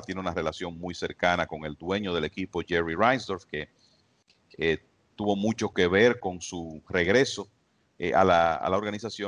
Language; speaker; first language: Spanish; native; Spanish